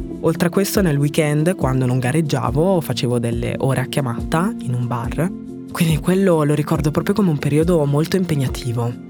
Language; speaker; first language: Italian; early bilingual, other home language; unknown